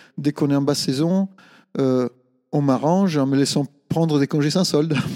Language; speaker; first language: French; non-native, fluent; Italian